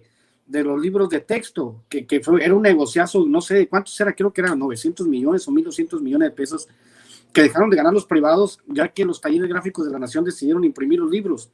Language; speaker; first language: Spanish; native; Spanish